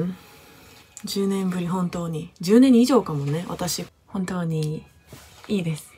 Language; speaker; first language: Japanese; non-native, learner; Korean